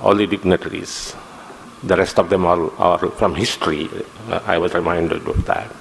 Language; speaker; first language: English; non-native, local second language; Kannada